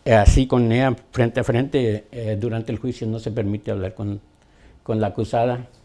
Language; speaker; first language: Spanish; early bilingual, other home language; English